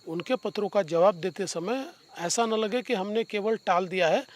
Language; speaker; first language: Hindi; non-native, local second language; Marathi